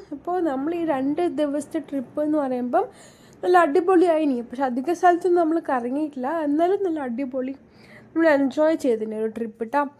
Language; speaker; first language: Malayalam; early bilingual, heritage; Malayalam